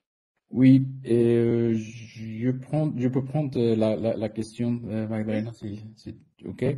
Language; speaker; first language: French; non-native, fluent; Spanish